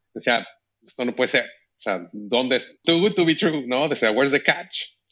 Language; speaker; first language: Spanish; native; Spanish